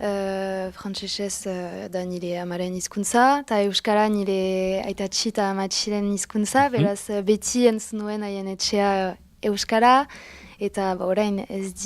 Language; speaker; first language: Basque; non-native, local second language; French